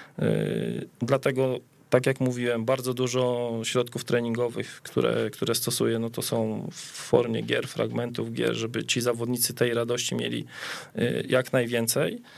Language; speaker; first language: Polish; native; Polish